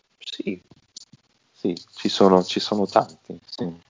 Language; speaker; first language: Italian; non-native, learner; English